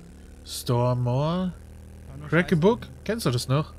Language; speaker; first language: German; native; German